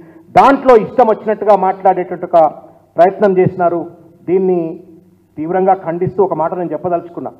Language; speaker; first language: Telugu; native; Telugu